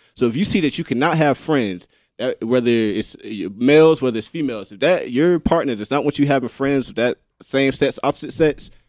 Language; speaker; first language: English; native; English